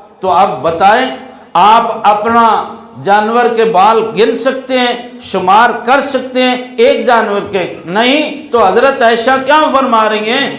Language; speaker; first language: Urdu; non-native, local second language; Punjabi